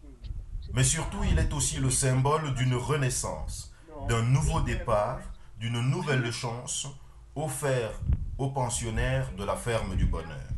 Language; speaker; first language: French; native; French